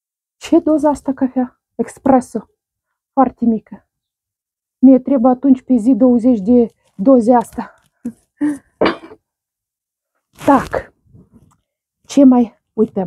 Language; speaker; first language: Romanian; non-native, learner; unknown